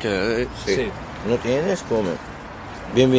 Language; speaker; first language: Spanish; non-native, learner; Arabic